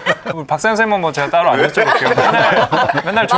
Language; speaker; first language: Korean; native; Korean